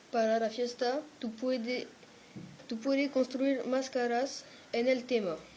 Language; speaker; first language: Spanish; non-native, learner; French